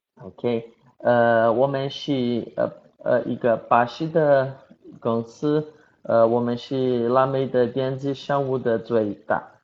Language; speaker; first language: Chinese; non-native, learner; Portuguese